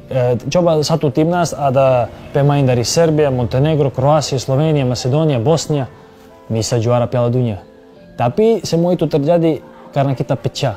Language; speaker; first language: Indonesian; non-native, fluent; Serbian